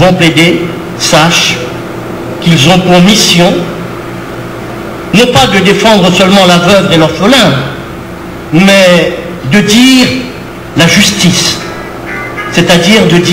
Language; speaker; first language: French; non-native, local second language; Haitian Creole